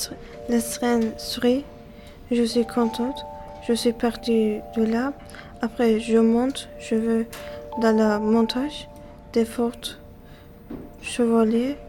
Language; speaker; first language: French; non-native, learner; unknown